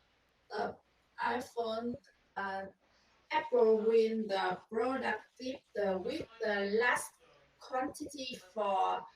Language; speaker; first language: English; non-native, learner; Vietnamese